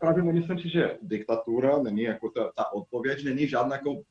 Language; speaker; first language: Czech; non-native, fluent; Portuguese